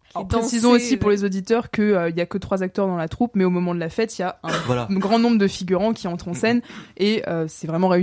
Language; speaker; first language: French; native; French